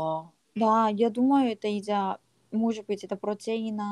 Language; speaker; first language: Russian; non-native, learner; Korean